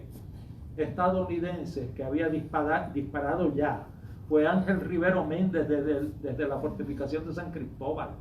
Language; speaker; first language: Spanish; native; Spanish